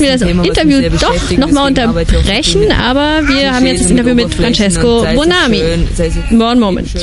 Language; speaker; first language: German; native; German